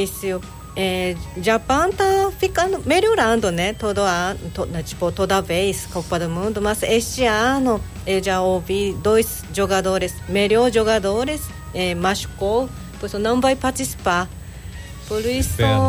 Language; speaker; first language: Portuguese; non-native, learner; Japanese